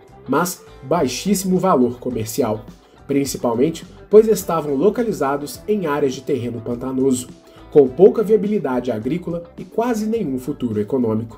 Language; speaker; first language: Portuguese; native; Portuguese